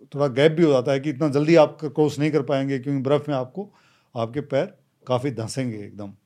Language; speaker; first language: Hindi; native; Hindi